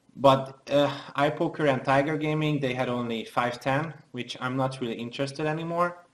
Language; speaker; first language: English; non-native, fluent; Hungarian